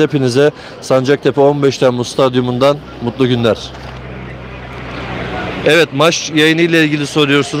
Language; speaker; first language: Turkish; native; Turkish